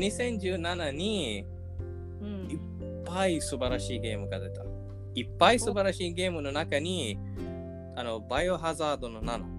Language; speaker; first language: Japanese; non-native, learner; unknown